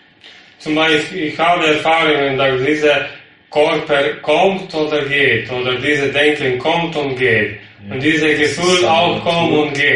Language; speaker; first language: German; non-native, learner; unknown